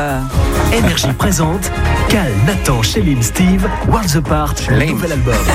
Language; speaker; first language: French; native; French